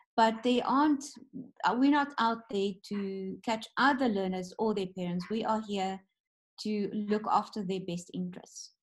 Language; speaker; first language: English; non-native, local second language; Afrikaans